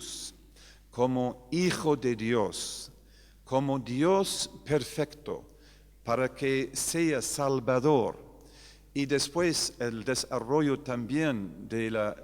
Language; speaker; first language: Spanish; non-native, fluent; English